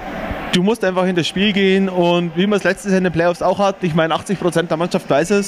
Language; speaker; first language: German; native; German